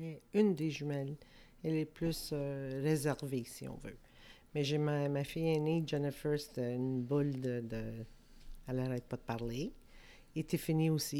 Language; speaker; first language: French; native; French